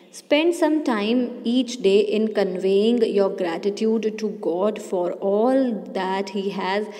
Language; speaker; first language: English; non-native, local second language; Hindi